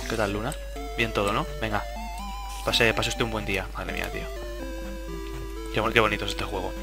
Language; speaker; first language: Spanish; native; Spanish